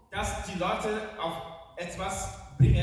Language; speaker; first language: German; non-native, fluent; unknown